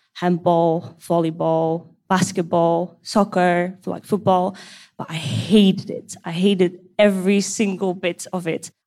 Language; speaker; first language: English; non-native, fluent; Dutch